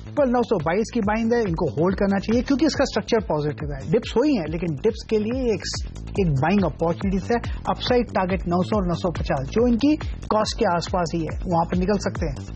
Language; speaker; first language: Hindi; non-native, local second language; Gujarati